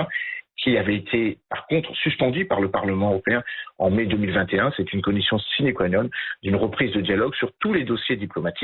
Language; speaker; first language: French; native; French